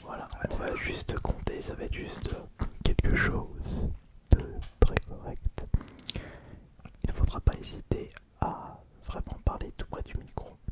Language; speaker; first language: French; native; French